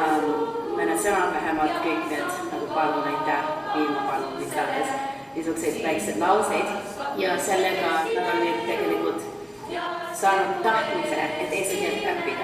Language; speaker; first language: Estonian; early bilingual, heritage; Estonian